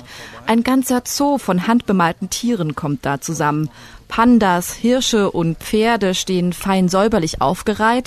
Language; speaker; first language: German; native; German